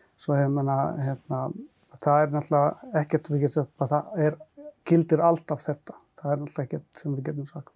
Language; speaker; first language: Icelandic; non-native, fluent; Finnish